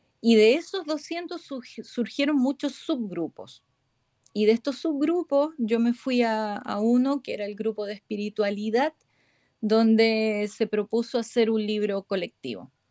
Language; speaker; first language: Spanish; native; Spanish